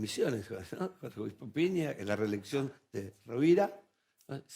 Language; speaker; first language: Spanish; native; Spanish